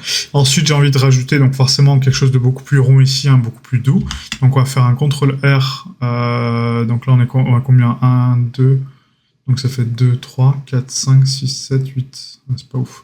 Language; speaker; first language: French; native; French